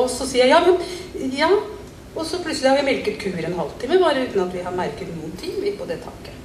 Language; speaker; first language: Norwegian; native; Norwegian